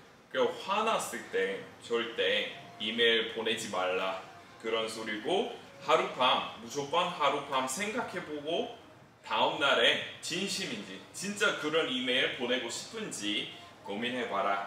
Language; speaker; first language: Korean; non-native, fluent; English